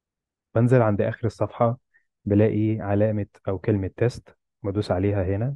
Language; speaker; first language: Arabic; native; Arabic